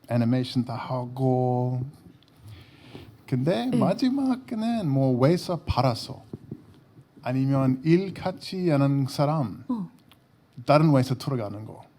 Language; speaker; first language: Korean; non-native, learner; English